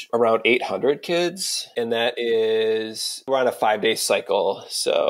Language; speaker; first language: English; native; English